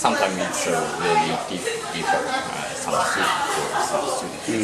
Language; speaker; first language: English; non-native, learner; Japanese